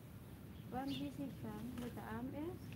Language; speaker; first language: German; non-native, learner; Filipino